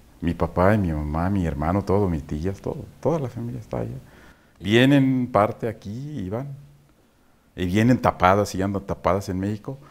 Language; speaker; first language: Spanish; non-native, fluent; Arabic